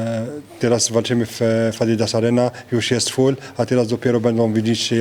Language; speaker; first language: Polish; non-native, fluent; French